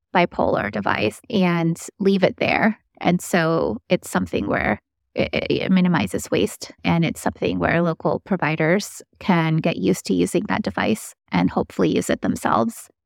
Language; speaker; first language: English; early bilingual, other home language; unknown